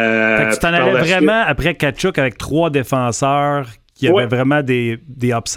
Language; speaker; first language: French; native; French